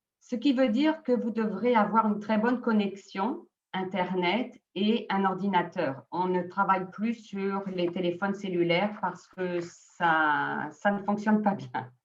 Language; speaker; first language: French; native; French